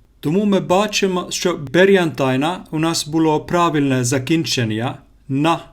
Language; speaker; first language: Ukrainian; non-native, learner; Finnish